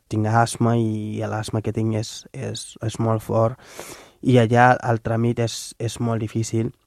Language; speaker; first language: Catalan; non-native, fluent; Wolof